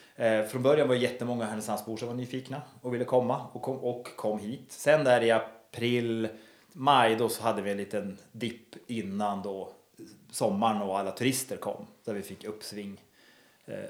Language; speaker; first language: Swedish; native; Swedish